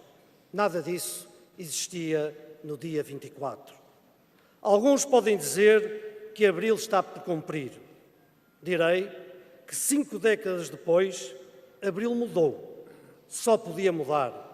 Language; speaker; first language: Portuguese; native; Portuguese